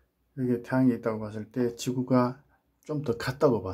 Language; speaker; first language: Korean; native; Korean